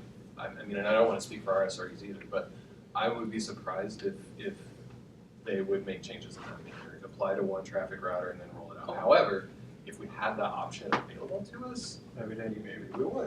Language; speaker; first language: English; native; English